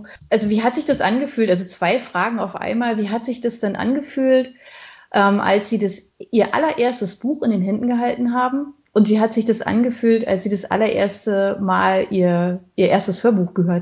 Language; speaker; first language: German; native; German